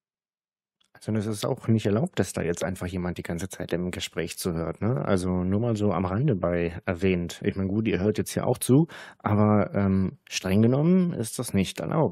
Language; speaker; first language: German; native; German